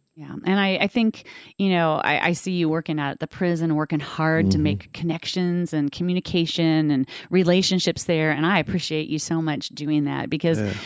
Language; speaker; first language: English; native; English